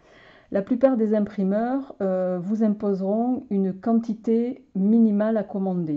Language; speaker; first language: French; native; French